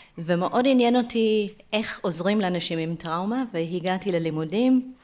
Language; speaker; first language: Hebrew; native; Hebrew